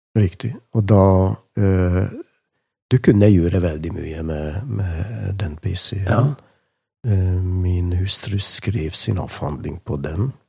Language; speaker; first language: Norwegian; non-native, fluent; Hungarian